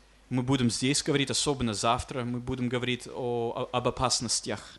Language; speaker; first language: Russian; non-native, fluent; English